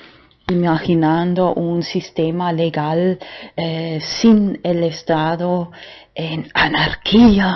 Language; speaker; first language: Spanish; non-native, fluent; German